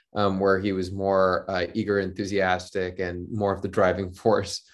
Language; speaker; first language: English; early bilingual, other home language; Hindi